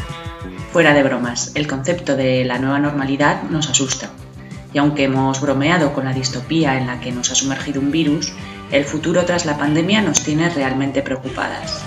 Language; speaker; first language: Spanish; native; Spanish